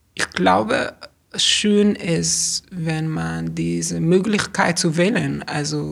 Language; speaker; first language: German; non-native, fluent; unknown